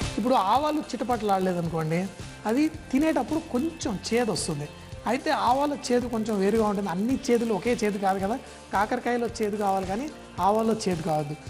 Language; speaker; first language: Telugu; native; Telugu